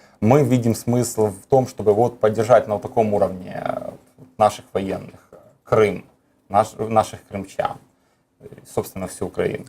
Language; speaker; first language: Russian; native; Russian